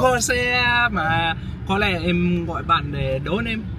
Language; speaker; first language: Vietnamese; non-native, learner; English